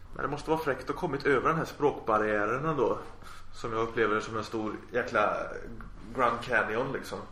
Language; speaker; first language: Swedish; native; Swedish